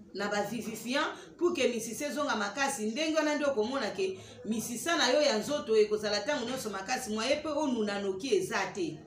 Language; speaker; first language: Lingala; native; Lingala